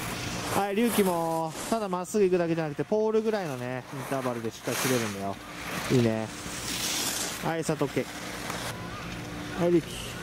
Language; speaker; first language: Japanese; native; Japanese